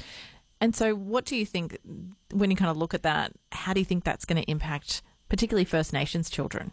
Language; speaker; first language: English; native; English